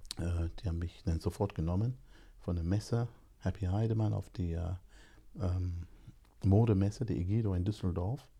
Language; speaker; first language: German; non-native, fluent; English